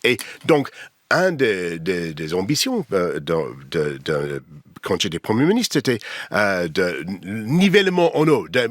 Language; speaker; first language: French; non-native, learner; English